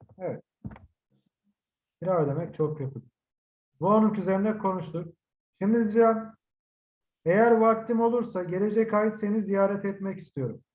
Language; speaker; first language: Turkish; native; Turkish